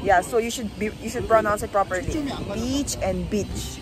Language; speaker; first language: English; non-native, local second language; Korean